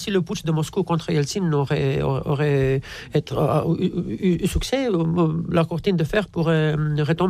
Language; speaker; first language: French; non-native, fluent; Romanian